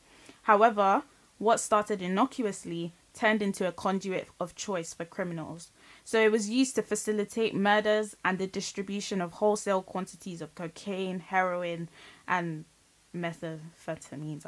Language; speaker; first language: English; non-native, local second language; Yoruba